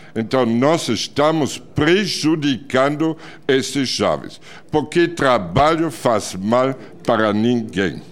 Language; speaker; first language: Portuguese; non-native, fluent; German